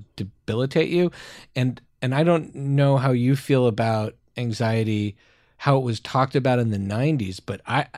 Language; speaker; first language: English; native; English